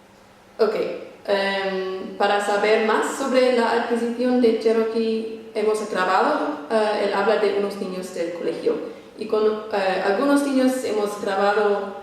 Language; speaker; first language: Spanish; non-native, fluent; English